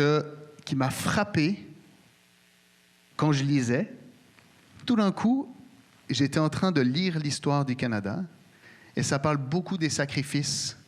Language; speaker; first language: French; native; French